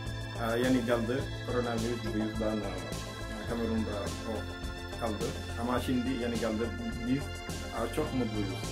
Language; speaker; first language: Turkish; non-native, learner; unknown